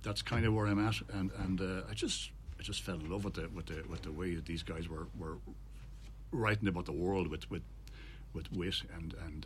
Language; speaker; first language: English; native; English